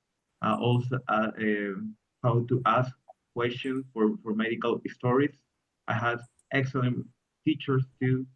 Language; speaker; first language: English; non-native, learner; Spanish